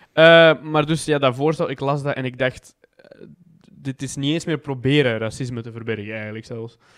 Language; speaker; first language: Dutch; native; Dutch